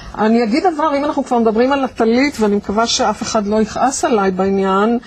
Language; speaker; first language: Hebrew; native; Hebrew